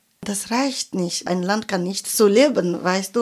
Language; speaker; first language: German; non-native, fluent; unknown